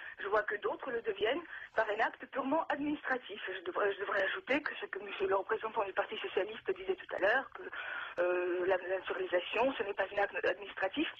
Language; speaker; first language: French; non-native, fluent; Russian